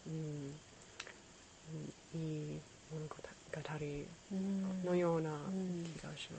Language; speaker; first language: Japanese; non-native, learner; English